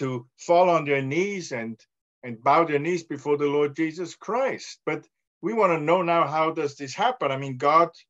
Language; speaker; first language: English; non-native, fluent; German